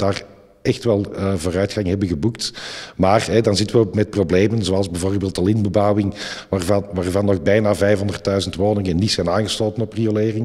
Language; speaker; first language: Dutch; native; Dutch